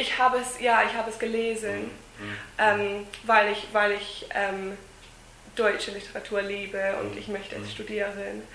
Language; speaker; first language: German; non-native, fluent; English